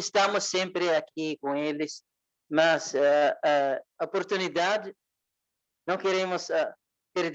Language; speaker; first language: Portuguese; non-native, fluent; Arabic